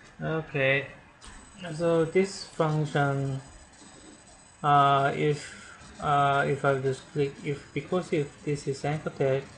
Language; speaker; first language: English; non-native, learner; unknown